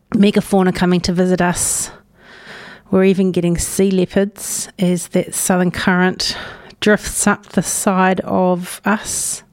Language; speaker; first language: English; native; English